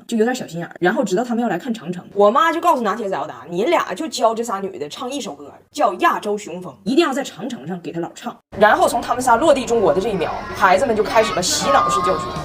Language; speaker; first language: Chinese; native; Chinese